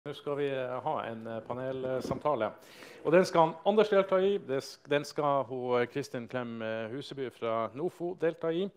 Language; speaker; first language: Norwegian; native; Norwegian